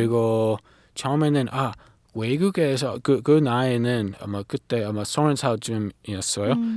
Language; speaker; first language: Korean; non-native, learner; English